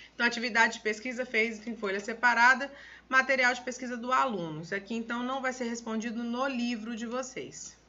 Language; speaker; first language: Portuguese; native; Portuguese